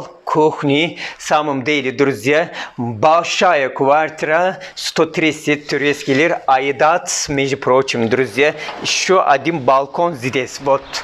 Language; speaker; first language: Russian; non-native, learner; Turkish